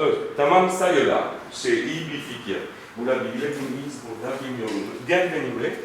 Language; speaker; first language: Turkish; non-native, fluent; French